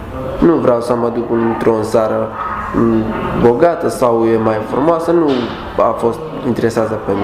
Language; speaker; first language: Romanian; non-native, learner; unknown